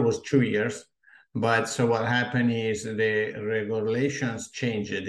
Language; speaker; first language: English; non-native, fluent; Italian